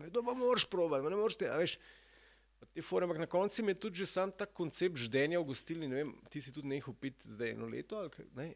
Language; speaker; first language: Slovenian; native; Slovenian